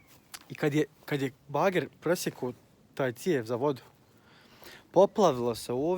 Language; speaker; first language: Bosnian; early bilingual, heritage; Croatian